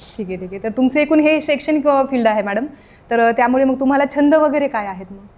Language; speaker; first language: Marathi; native; Marathi